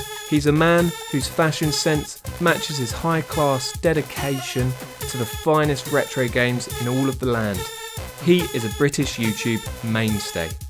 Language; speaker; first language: English; native; English